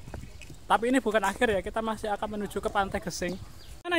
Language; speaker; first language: Indonesian; native; Indonesian